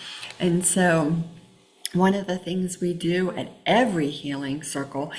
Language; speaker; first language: English; native; English